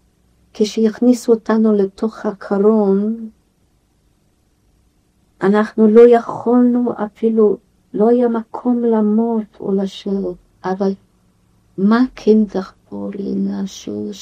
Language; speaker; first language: Hebrew; non-native, fluent; Yiddish